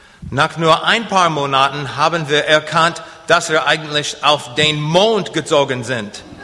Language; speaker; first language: German; non-native, learner; English